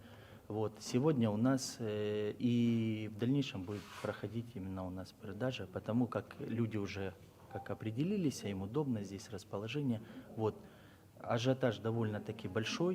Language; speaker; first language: Russian; native; Russian